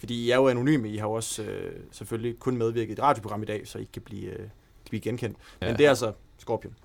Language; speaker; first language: Danish; native; Danish